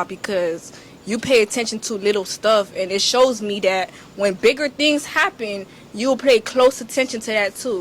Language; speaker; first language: English; native; English